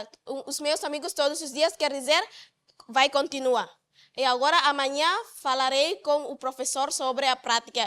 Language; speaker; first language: Portuguese; non-native, learner; Tetum